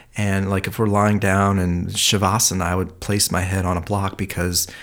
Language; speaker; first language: English; native; English